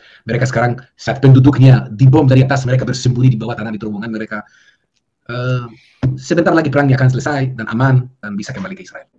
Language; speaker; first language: Indonesian; non-native, fluent; Hebrew